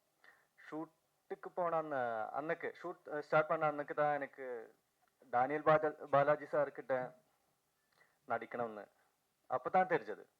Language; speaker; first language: Tamil; non-native, fluent; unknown